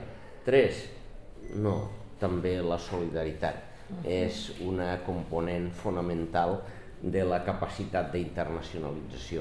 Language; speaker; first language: Catalan; native; Catalan